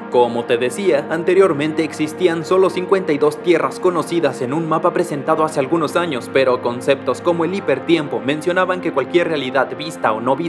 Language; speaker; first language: Spanish; native; Spanish